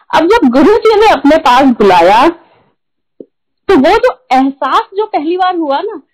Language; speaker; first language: Hindi; native; Hindi